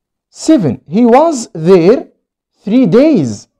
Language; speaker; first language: English; non-native, fluent; Arabic